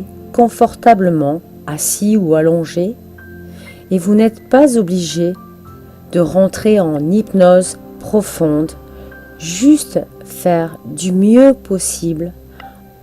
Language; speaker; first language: French; native; French